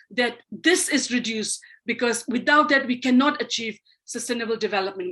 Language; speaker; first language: English; non-native, local second language; Manipuri